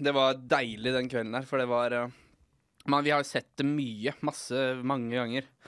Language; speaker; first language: Norwegian; native; Norwegian